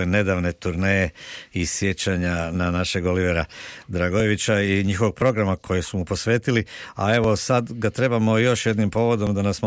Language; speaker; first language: Croatian; native; Croatian